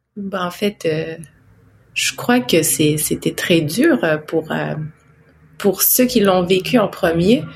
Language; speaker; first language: French; non-native, local second language; Innu-aimun